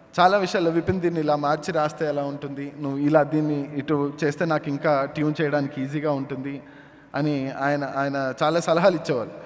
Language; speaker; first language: Telugu; native; Telugu